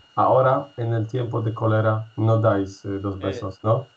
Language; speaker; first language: Spanish; non-native, fluent; Polish